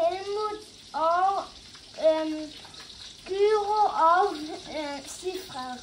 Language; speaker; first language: Danish; native; Danish